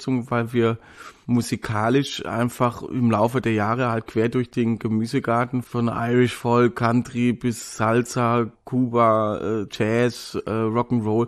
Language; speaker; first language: German; native; German